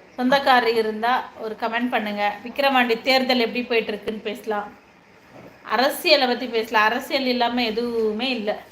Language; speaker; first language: Tamil; non-native, local second language; Telugu